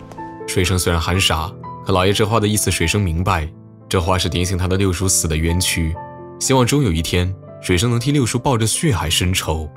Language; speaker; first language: Chinese; native; Chinese